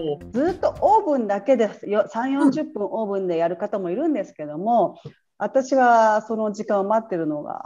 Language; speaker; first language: Japanese; native; Japanese